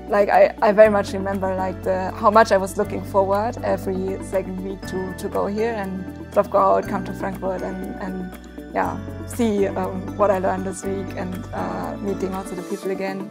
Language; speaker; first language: English; non-native, fluent; German